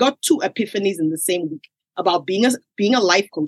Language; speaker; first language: English; non-native, local second language; Yoruba